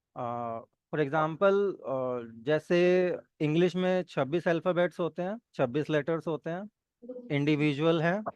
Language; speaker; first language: Hindi; native; Hindi